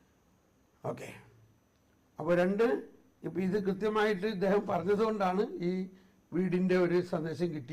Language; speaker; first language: Malayalam; native; Malayalam